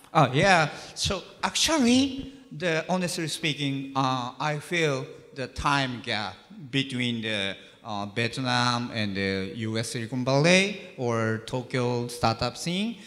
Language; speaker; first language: English; non-native, learner; Japanese